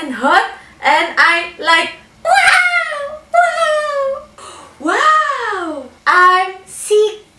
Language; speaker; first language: English; non-native, learner; Javanese